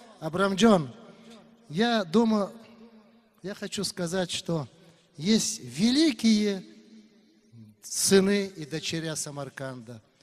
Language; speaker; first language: Russian; non-native, local second language; Uzbek